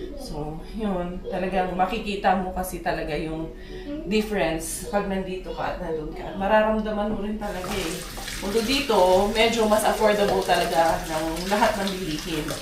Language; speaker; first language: Filipino; non-native, local second language; Cebuano